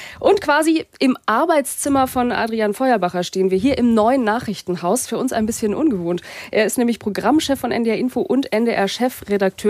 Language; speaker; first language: German; native; German